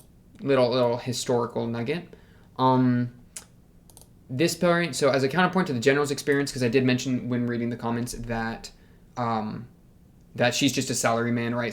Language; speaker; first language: English; native; English